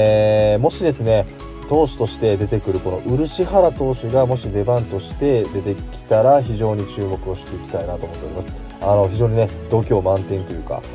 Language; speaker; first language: Japanese; native; Japanese